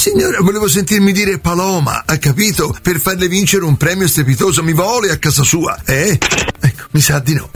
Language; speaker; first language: Italian; native; Italian